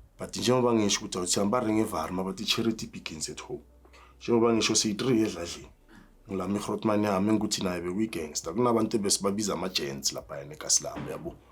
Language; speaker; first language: Zulu; native; Zulu